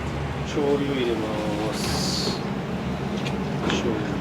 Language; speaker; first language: Japanese; native; Japanese